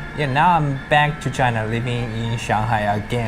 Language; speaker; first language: English; non-native, learner; Chinese